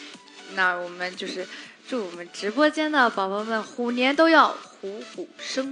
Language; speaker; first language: Chinese; native; Chinese